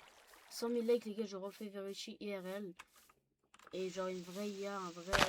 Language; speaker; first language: French; native; French